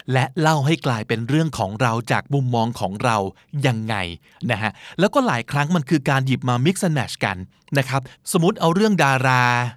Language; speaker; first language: Thai; native; Thai